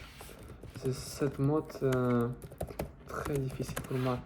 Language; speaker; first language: French; non-native, learner; Russian